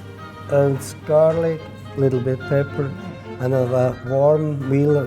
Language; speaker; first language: English; non-native, learner; German